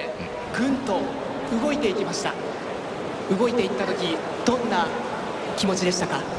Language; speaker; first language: Japanese; native; Japanese